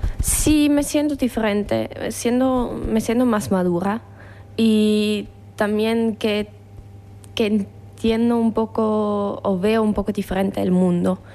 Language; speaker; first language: Spanish; non-native, fluent; German